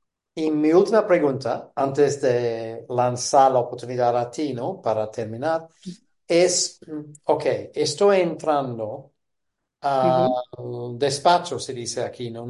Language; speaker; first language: Spanish; non-native, fluent; English